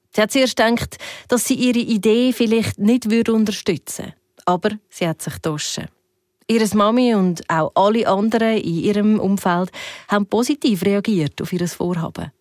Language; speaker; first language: German; native; German